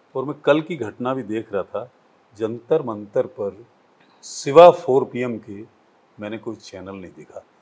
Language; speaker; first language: Hindi; native; Hindi